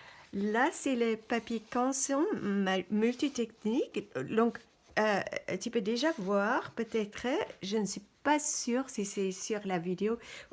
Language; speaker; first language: French; non-native, fluent; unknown